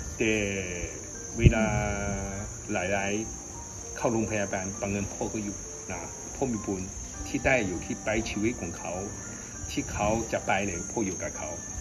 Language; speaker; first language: Thai; non-native, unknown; Chinese